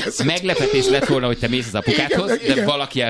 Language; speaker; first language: Hungarian; native; Hungarian